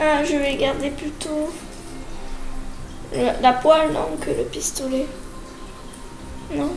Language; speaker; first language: French; native; French